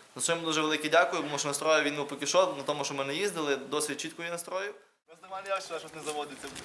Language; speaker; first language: Ukrainian; native; Ukrainian